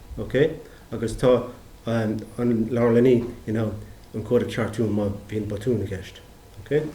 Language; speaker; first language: Irish; non-native, local second language; English